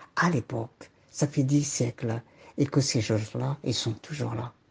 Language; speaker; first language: French; non-native, local second language; Arabic